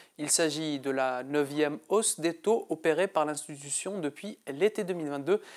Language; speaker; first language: French; non-native, local second language; Arabic